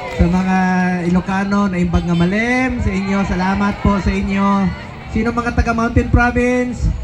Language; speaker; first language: Filipino; non-native, local second language; Cebuano